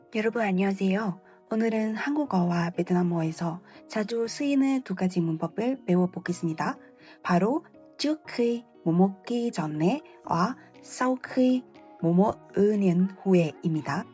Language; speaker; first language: Korean; non-native, fluent; Vietnamese